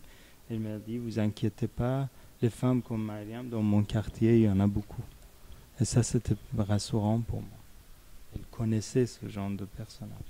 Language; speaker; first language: French; non-native, fluent; Persian